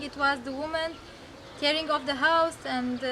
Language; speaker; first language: English; non-native, fluent; Arabic